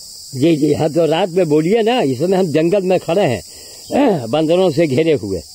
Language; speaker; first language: Hindi; native; Hindi